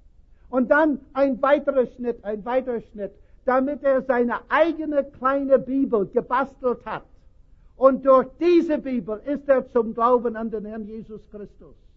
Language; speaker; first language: German; non-native, fluent; English